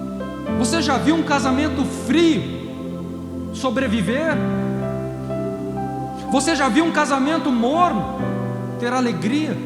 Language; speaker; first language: Portuguese; native; Portuguese